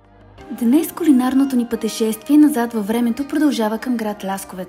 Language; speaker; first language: Bulgarian; native; Bulgarian